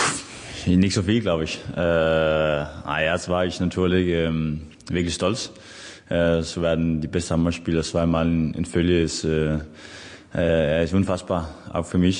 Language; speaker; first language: German; non-native, fluent; Danish